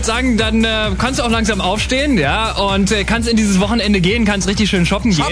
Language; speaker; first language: German; native; German